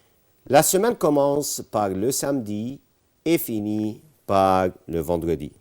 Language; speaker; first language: French; non-native, fluent; Arabic